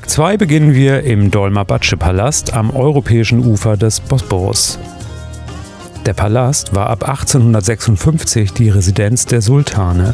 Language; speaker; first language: German; native; German